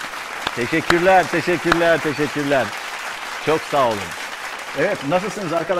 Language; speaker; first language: Turkish; native; Turkish